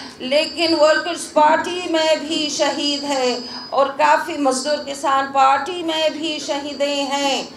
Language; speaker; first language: Urdu; non-native, fluent; Arabic